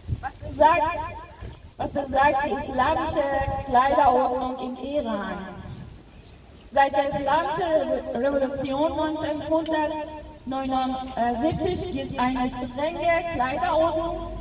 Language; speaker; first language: German; non-native, local second language; Persian